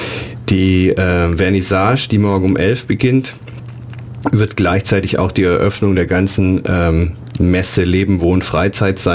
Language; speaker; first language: German; native; German